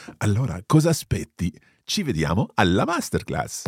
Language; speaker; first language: Italian; non-native, fluent; English